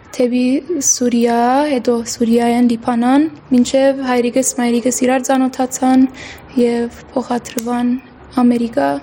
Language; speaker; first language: Armenian; early bilingual, heritage; Armenian